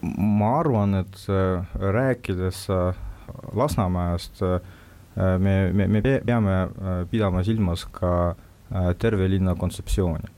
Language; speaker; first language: Estonian; non-native, local second language; Russian